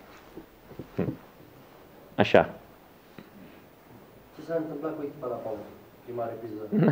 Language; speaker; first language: Romanian; native; Romanian